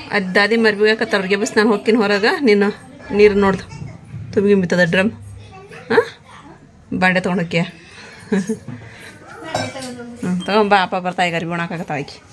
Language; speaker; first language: Kannada; native; Kannada